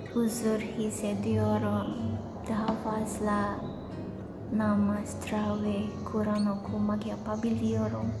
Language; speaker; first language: Turkish; non-native, learner; Indonesian